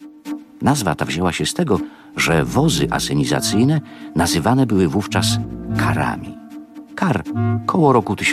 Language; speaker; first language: Polish; native; Polish